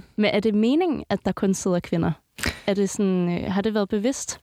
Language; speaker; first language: Danish; native; Danish